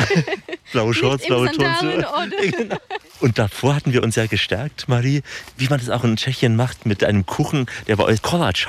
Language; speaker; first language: German; native; German